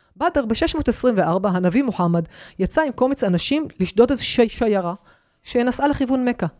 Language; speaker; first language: Hebrew; native; Hebrew